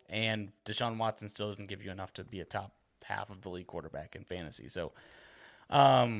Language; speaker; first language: English; native; English